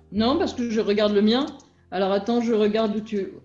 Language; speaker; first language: French; native; French